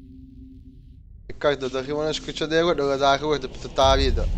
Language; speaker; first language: Italian; native; Italian